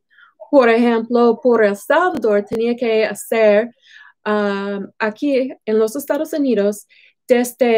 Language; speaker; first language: Spanish; non-native, fluent; English